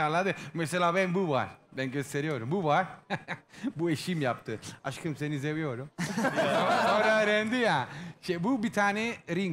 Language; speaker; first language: Turkish; non-native, learner; English